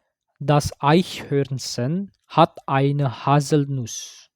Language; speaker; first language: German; non-native, fluent; Indonesian